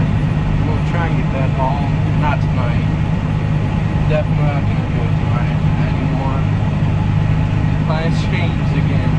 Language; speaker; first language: English; native; English